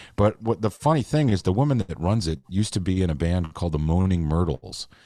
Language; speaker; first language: English; native; English